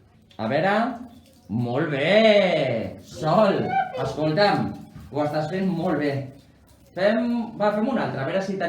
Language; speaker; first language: Catalan; native; Catalan